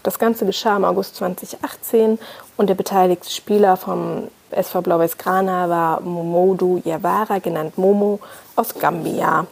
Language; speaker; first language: German; native; German